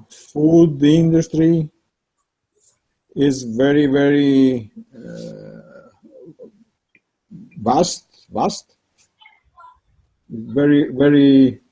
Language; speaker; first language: English; non-native, learner; Italian